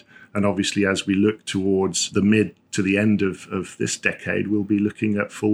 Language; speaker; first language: English; native; English